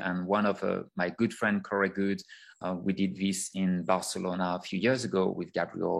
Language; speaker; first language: English; non-native, fluent; French